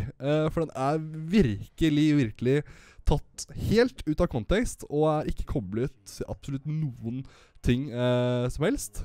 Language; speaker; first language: Norwegian; native; Norwegian